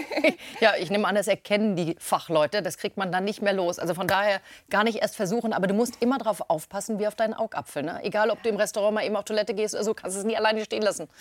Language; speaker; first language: German; native; German